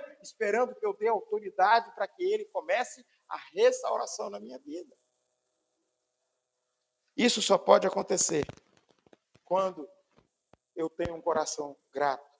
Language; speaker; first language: Portuguese; native; Portuguese